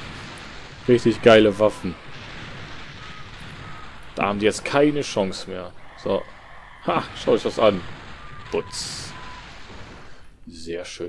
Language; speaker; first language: German; native; German